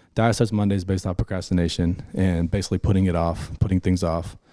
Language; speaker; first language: English; native; English